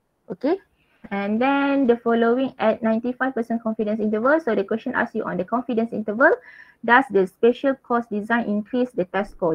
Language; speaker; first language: English; non-native, local second language; Malay